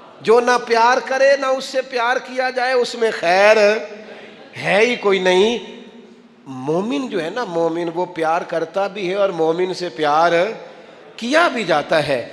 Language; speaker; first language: Urdu; non-native, local second language; Punjabi